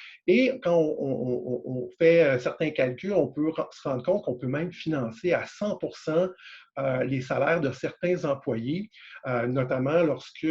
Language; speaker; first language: French; native; French